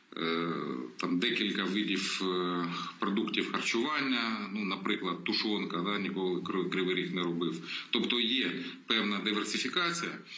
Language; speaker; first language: Ukrainian; native; Ukrainian